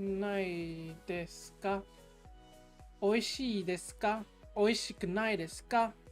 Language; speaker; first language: Japanese; non-native, learner; English